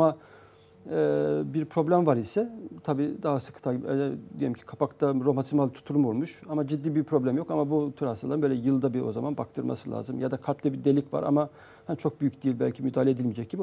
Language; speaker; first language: Turkish; native; Turkish